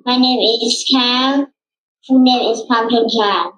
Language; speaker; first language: English; non-native, learner; Vietnamese